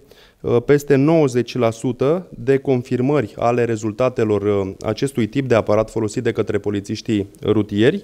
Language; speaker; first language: Romanian; native; Romanian